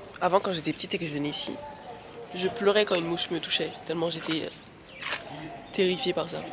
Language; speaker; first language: French; early bilingual, other home language; Bambara